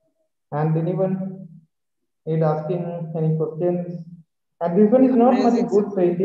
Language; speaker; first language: English; non-native, learner; Malayalam